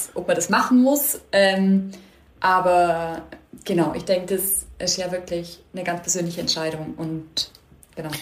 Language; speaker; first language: German; native; German